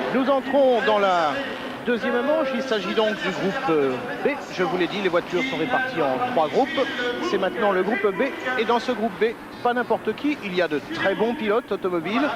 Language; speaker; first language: French; native; French